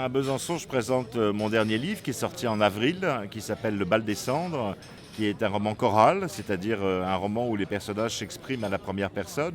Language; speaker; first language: French; native; French